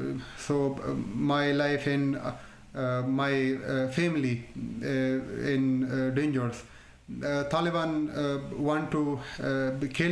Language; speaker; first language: English; non-native, learner; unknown